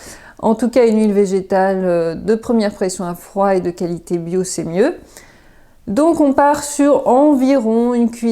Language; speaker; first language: French; native; French